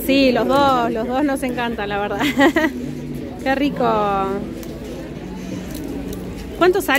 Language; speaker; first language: Spanish; native; Spanish